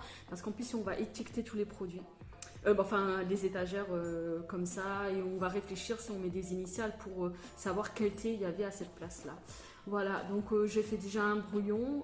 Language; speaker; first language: French; native; French